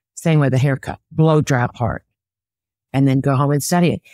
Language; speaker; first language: English; native; English